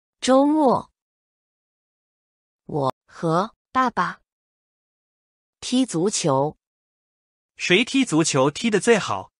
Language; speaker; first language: Chinese; non-native, learner; English